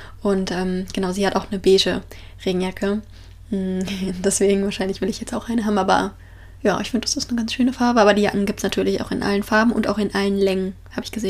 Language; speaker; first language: German; native; German